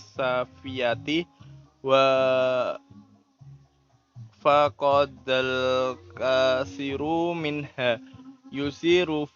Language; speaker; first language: Arabic; non-native, learner; Indonesian